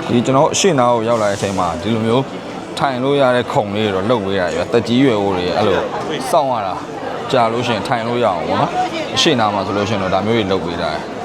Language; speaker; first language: Burmese; native; Burmese